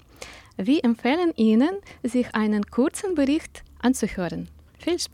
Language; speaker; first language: German; non-native, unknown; Ukrainian